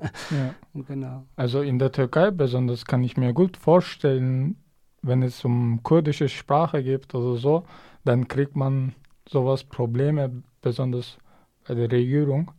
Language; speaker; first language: German; non-native, fluent; Kurdish